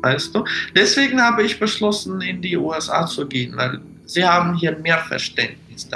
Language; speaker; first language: German; non-native, fluent; Russian